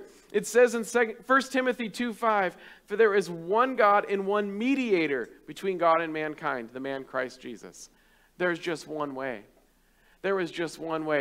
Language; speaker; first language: English; native; English